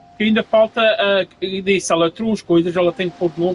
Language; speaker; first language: Portuguese; native; Portuguese